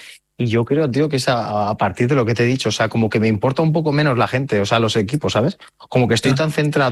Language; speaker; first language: Spanish; native; Spanish